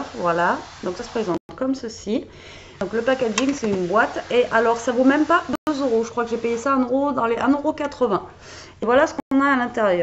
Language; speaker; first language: French; native; French